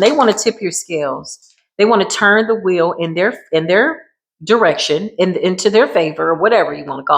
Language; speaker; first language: English; native; English